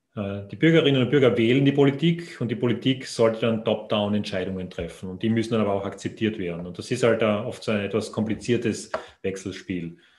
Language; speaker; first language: German; native; German